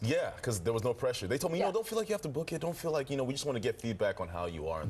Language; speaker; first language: English; non-native, local second language; Yoruba